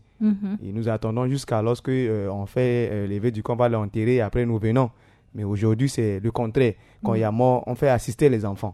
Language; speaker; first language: French; non-native, local second language; Sango